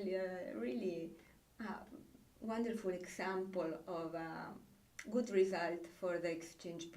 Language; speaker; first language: English; non-native, fluent; Italian